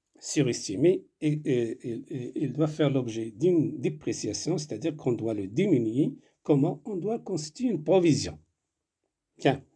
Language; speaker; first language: French; non-native, local second language; Arabic